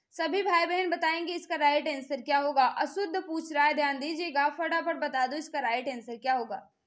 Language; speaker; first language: Hindi; native; Hindi